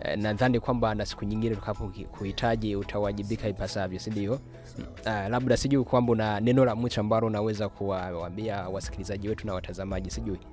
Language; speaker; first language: Swahili; non-native, local second language; Rundi